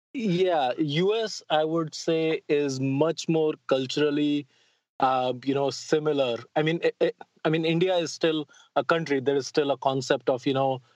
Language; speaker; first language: English; non-native, local second language; Hindi